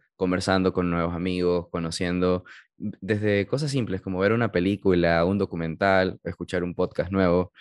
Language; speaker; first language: Spanish; early bilingual, heritage; Spanish